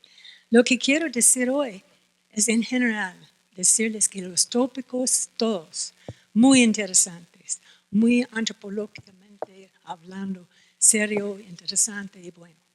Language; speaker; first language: Spanish; non-native, fluent; English